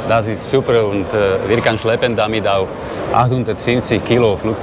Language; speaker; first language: German; non-native, learner; Slovak